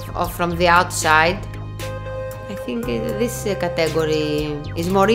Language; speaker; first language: English; non-native, fluent; Greek